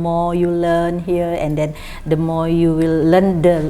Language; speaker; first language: English; non-native, fluent; Indonesian